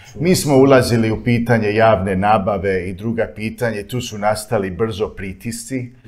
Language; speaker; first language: Croatian; early bilingual, heritage; Croatian